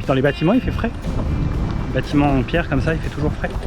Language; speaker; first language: French; native; French